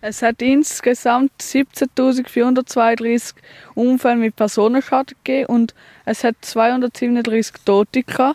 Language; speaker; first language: German; native; German